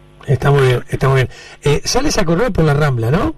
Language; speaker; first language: Spanish; native; Spanish